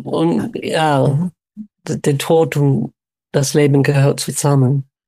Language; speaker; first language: German; non-native, fluent; English